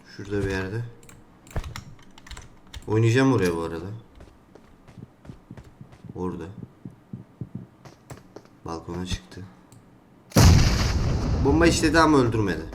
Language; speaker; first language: Turkish; native; Turkish